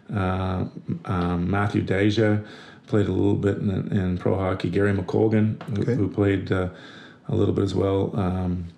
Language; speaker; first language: English; native; English